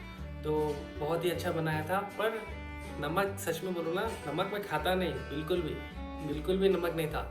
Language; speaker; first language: Hindi; non-native, local second language; Bangla